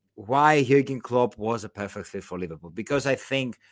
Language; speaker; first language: English; non-native, fluent; Greek